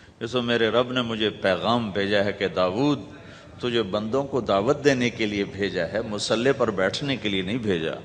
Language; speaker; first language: Urdu; non-native, local second language; Punjabi